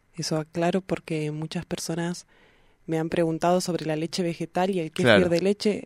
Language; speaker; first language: Spanish; native; Spanish